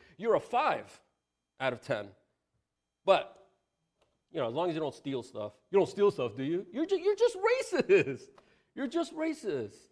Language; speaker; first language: English; native; English